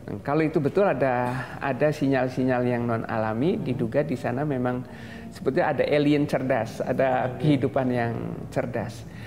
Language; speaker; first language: Indonesian; native; Indonesian